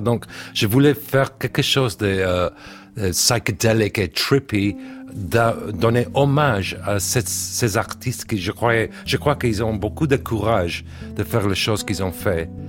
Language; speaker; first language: French; non-native, learner; English